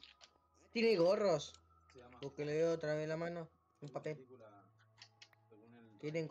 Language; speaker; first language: Spanish; native; Spanish